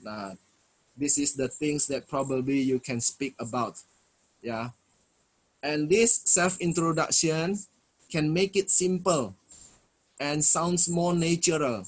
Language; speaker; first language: English; non-native, fluent; Indonesian